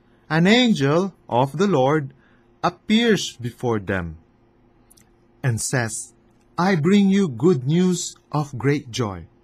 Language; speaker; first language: English; non-native, fluent; Chinese